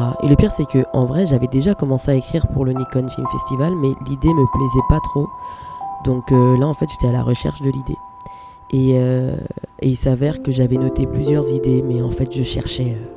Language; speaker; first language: French; native; French